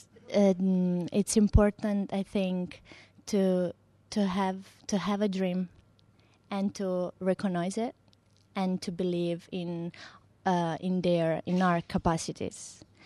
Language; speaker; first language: English; non-native, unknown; Italian